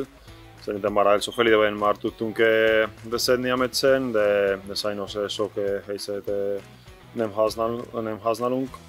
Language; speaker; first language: Hungarian; non-native, learner; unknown